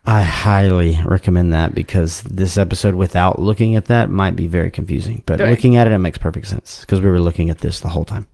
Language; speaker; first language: English; native; English